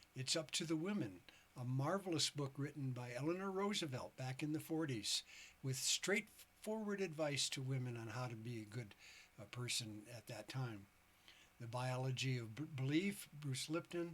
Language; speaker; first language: English; native; English